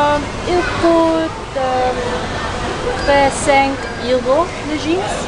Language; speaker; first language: French; non-native, learner; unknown